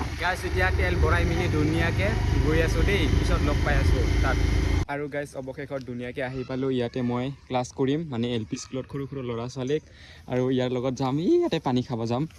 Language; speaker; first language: Assamese; non-native, local second language; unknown